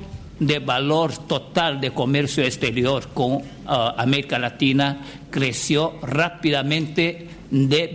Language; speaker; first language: Spanish; non-native, fluent; Chinese